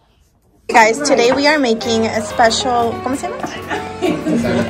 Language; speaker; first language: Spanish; early bilingual, heritage; Spanish